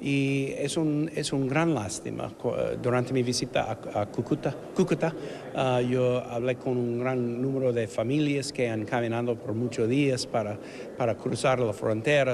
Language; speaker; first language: Spanish; non-native, fluent; English